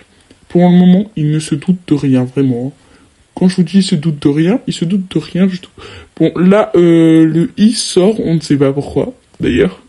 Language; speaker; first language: French; native; French